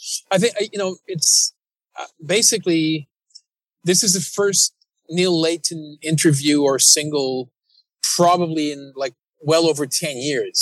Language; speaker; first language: English; native; English